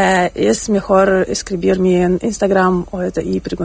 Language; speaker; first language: Spanish; non-native, fluent; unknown